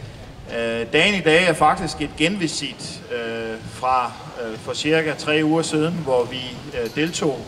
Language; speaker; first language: Danish; native; Danish